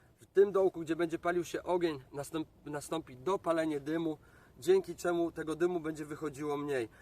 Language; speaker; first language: Polish; native; Polish